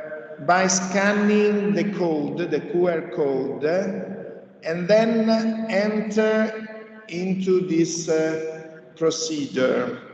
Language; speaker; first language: English; non-native, fluent; Italian